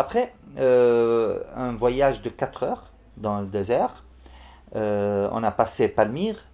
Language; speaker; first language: French; non-native, fluent; Arabic